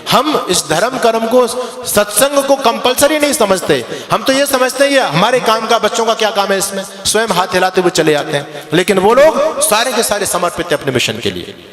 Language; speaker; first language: Hindi; native; Hindi